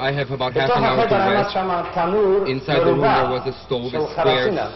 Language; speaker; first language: Hebrew; non-native, fluent; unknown